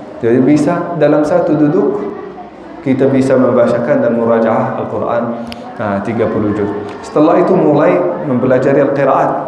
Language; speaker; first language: Indonesian; non-native, fluent; Arabic